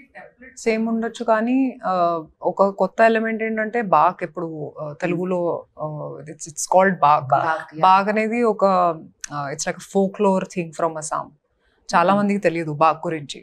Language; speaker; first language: Telugu; non-native, fluent; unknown